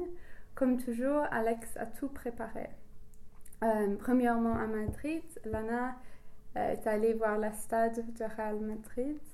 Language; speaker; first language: French; non-native, learner; English